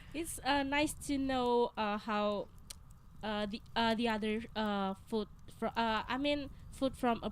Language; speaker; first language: English; non-native, learner; Indonesian